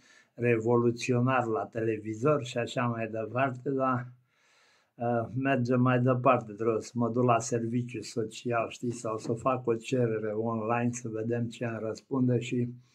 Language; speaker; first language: Romanian; native; Romanian